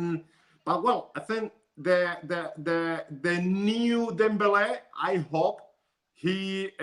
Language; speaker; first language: English; non-native, learner; Spanish